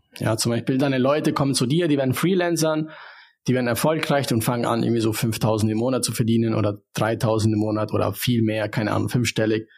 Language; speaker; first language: German; early bilingual, other home language; Spanish